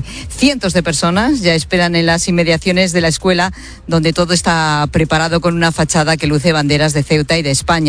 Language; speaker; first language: Spanish; native; Spanish